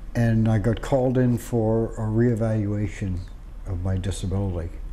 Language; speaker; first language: English; native; English